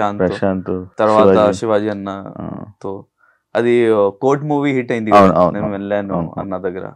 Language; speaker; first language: Telugu; non-native, learner; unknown